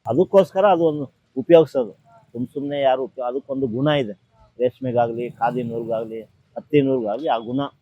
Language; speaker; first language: Kannada; non-native, local second language; Telugu